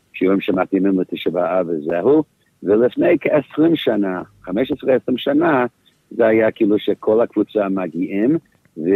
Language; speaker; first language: Hebrew; non-native, fluent; English